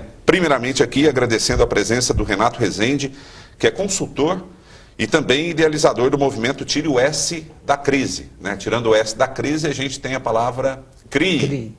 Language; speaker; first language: Portuguese; native; Portuguese